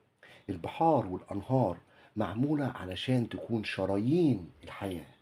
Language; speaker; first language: Arabic; native; Arabic